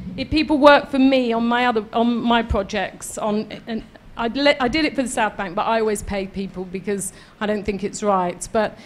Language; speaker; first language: English; native; English